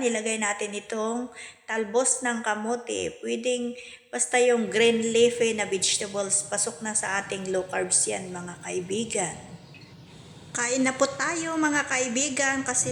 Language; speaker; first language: Filipino; non-native, local second language; Cebuano